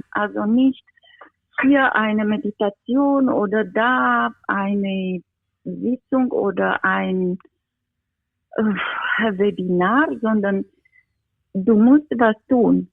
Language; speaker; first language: German; non-native, fluent; Romanian